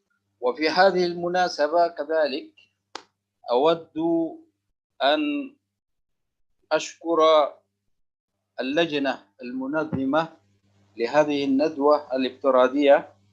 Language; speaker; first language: Arabic; non-native, local second language; Indonesian